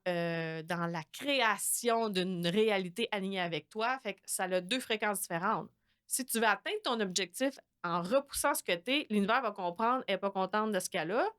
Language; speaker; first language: French; native; French